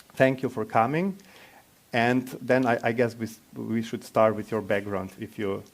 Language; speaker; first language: English; non-native, fluent; Slovenian